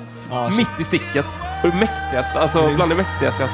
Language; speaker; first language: Swedish; native; Swedish